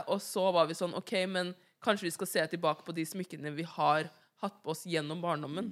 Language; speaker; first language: Norwegian; early bilingual, other home language; Wolof